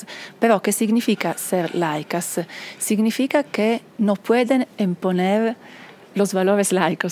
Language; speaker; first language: Spanish; non-native, fluent; Italian